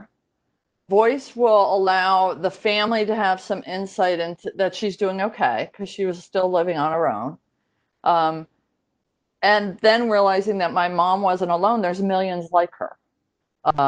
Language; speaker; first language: English; native; English